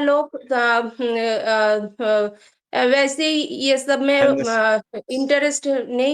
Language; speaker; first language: Hindi; non-native, local second language; Bangla